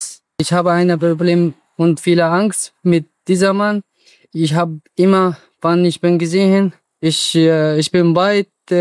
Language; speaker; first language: German; non-native, learner; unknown